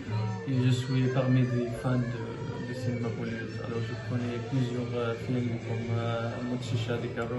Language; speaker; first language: French; non-native, local second language; Arabic